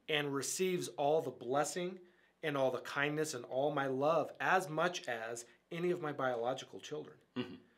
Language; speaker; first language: English; native; English